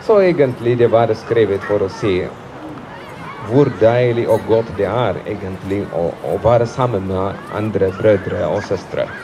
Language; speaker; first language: Norwegian; non-native, fluent; Amharic